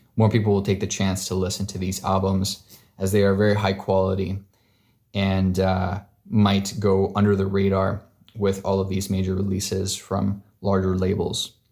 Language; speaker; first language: English; native; English